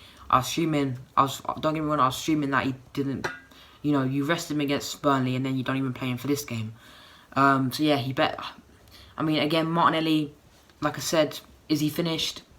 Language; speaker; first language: English; native; English